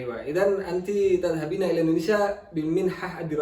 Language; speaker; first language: Arabic; non-native, learner; Indonesian